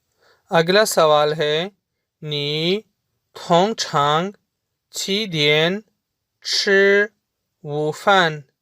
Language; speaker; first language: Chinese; non-native, fluent; Urdu